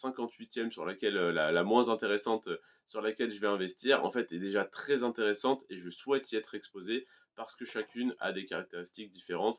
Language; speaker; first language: French; native; French